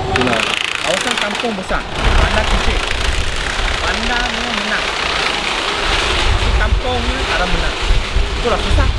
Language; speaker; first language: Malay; non-native, local second language; Cantonese